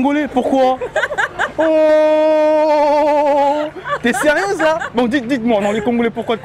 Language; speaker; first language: French; native; French